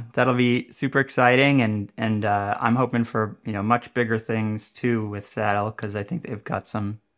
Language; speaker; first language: English; native; English